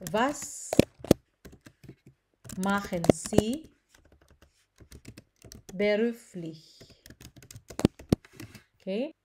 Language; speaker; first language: German; non-native, learner; Filipino